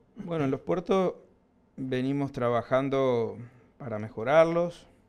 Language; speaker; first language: Spanish; native; Spanish